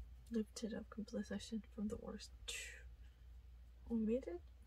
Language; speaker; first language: English; non-native, fluent; Korean